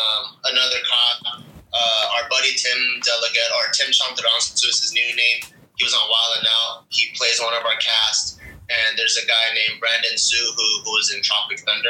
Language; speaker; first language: English; native; English